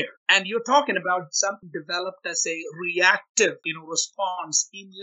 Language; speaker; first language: English; non-native, local second language; Malayalam